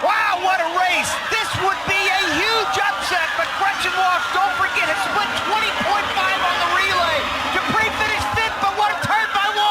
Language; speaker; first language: English; native; English